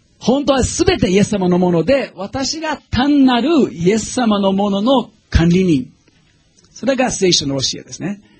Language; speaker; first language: Japanese; non-native, fluent; English